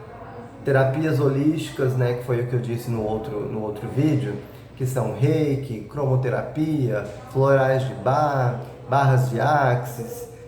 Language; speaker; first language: Portuguese; native; Portuguese